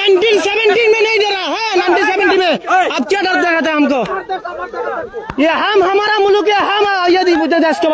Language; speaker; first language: Hindi; non-native, learner; Bangla